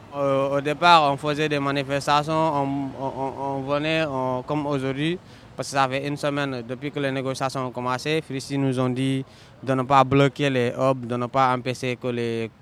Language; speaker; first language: French; non-native, local second language; Wolof